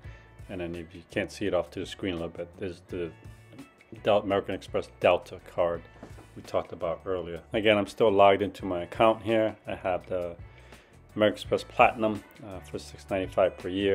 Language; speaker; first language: English; native; English